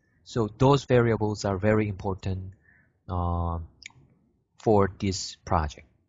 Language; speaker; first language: English; non-native, learner; Korean